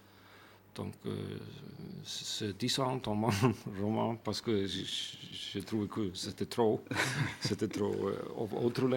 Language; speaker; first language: French; non-native, fluent; Icelandic